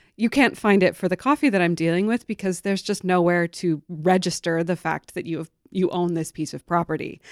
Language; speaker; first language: English; native; English